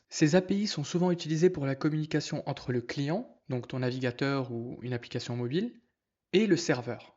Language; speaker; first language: French; native; French